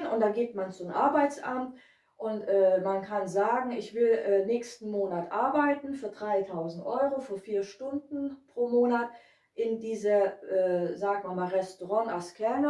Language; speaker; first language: German; non-native, fluent; Hungarian